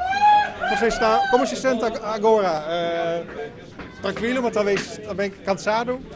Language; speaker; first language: Portuguese; non-native, fluent; Dutch